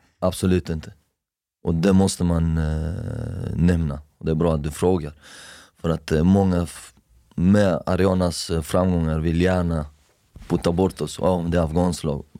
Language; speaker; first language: Swedish; non-native, fluent; Persian